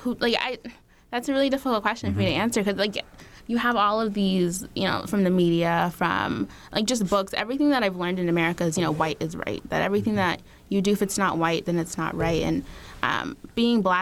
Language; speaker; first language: English; early bilingual, other home language; Arabic